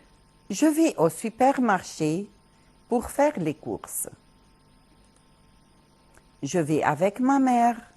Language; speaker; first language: French; non-native, fluent; Arabic